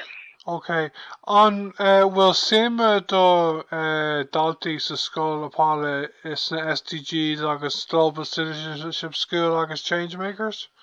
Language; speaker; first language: Irish; non-native, local second language; English